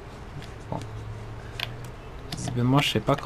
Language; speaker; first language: French; native; French